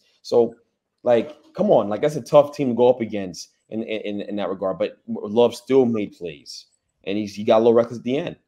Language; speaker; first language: English; native; English